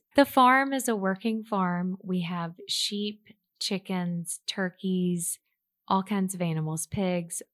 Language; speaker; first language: English; native; English